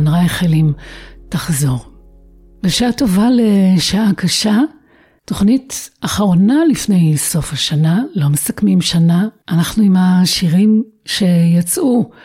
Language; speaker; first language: Hebrew; native; Hebrew